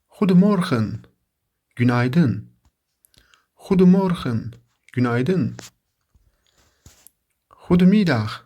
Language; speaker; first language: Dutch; non-native, learner; Turkish